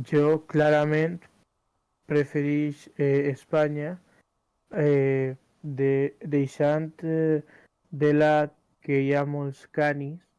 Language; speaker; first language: Catalan; early bilingual, other home language; Urdu